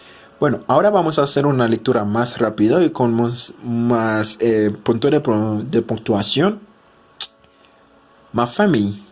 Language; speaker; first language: Spanish; non-native, fluent; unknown